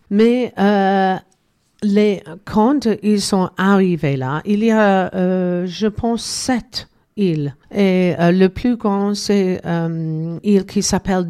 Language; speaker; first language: French; non-native, learner; English